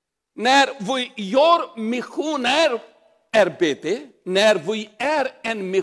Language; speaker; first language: Swedish; non-native, learner; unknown